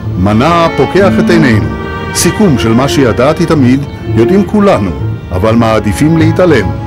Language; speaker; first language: Hebrew; native; Hebrew